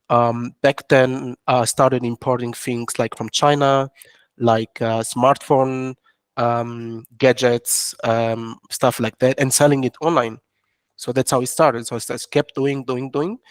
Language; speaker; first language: English; non-native, fluent; French